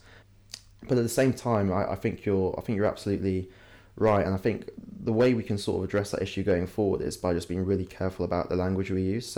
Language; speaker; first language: English; native; English